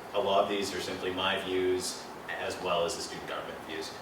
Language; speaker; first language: English; native; English